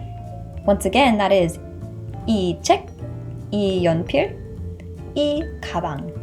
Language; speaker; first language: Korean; non-native, fluent; English